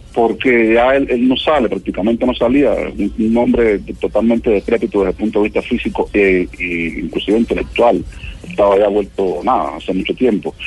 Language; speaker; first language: Spanish; native; Spanish